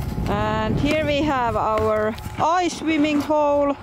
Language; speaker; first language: English; non-native, fluent; Finnish